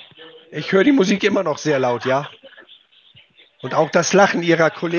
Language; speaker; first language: German; native; German